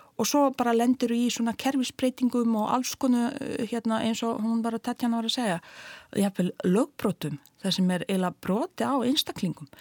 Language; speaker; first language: Icelandic; non-native, fluent; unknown